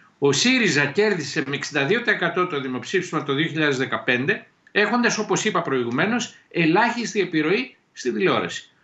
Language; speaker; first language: Greek; native; Greek